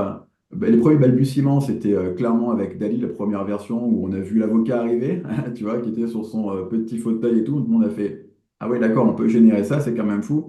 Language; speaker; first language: French; native; French